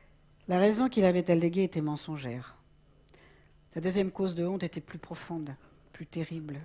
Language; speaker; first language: French; native; French